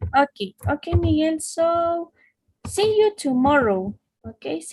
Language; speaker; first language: English; non-native, fluent; Spanish